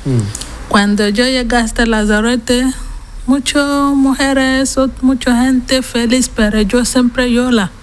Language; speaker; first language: Spanish; non-native, learner; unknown